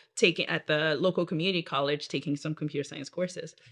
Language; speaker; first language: English; non-native, local second language; Yoruba